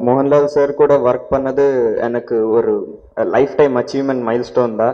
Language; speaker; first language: Tamil; non-native, learner; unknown